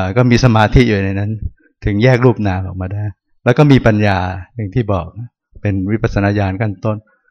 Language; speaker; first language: Thai; native; Thai